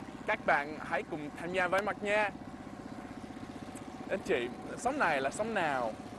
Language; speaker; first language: Vietnamese; non-native, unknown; English